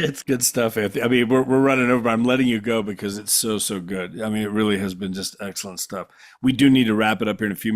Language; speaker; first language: English; native; English